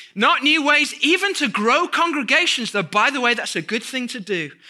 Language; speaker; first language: English; native; English